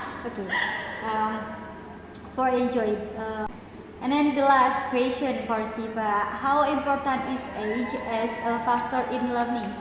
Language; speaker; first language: English; non-native, learner; Indonesian